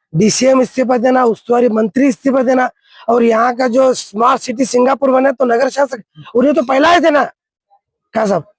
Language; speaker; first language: Hindi; non-native, local second language; Kannada